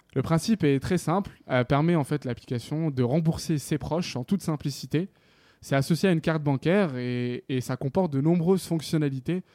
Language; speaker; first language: French; native; French